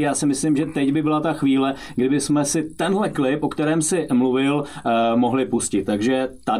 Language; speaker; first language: Czech; native; Czech